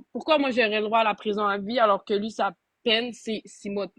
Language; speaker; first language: French; native; French